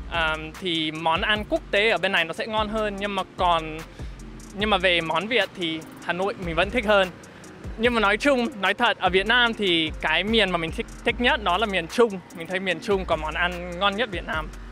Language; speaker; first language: Vietnamese; non-native, fluent; English